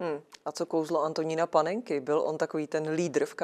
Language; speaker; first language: Czech; native; Czech